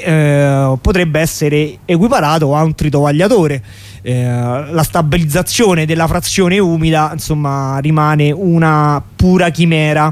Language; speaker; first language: Italian; native; Italian